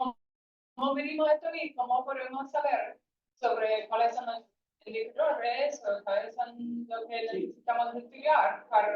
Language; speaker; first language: Spanish; non-native, fluent; English